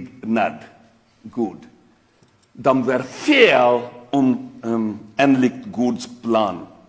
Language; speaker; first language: Swedish; non-native, fluent; Urdu